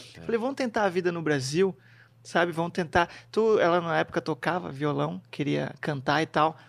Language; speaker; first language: Portuguese; native; Portuguese